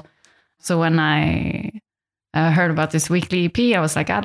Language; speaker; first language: English; non-native, fluent; Norwegian